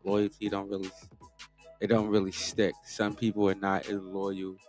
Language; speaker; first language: English; native; English